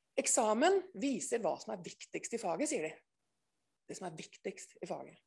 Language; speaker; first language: Norwegian; native; Norwegian